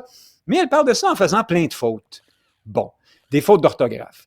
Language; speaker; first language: French; native; French